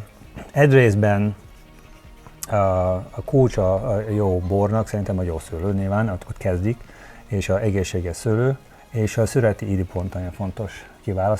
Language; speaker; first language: Hungarian; early bilingual, heritage; Hungarian